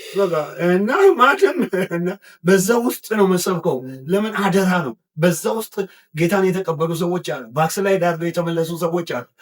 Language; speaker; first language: Amharic; native; Amharic